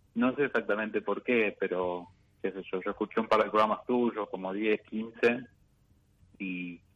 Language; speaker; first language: Spanish; native; Spanish